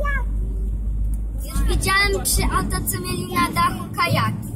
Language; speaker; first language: Polish; native; Polish